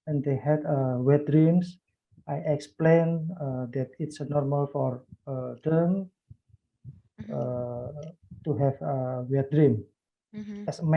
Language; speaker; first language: English; non-native, learner; Indonesian